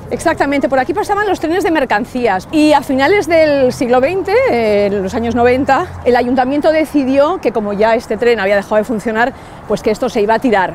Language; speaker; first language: Spanish; native; Spanish